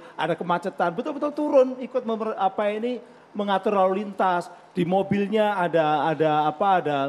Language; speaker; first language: Indonesian; native; Indonesian